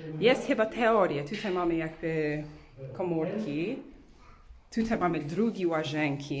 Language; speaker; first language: Polish; non-native, learner; English